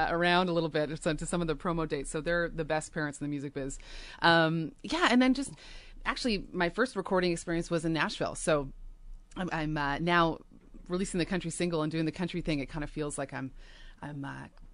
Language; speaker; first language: English; native; English